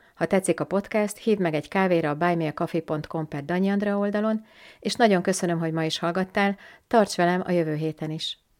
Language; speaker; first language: Hungarian; native; Hungarian